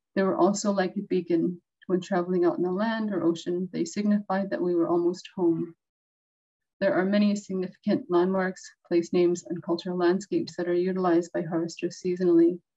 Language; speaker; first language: English; native; English